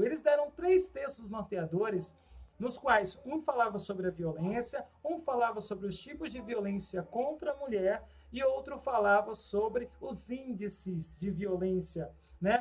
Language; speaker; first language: Portuguese; native; Portuguese